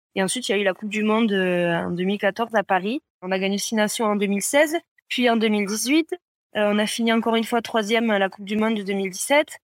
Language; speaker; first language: French; native; French